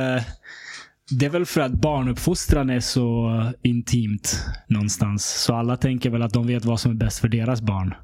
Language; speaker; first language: Swedish; early bilingual, other home language; Serbian